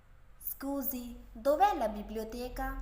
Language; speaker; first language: Italian; non-native, learner; Urdu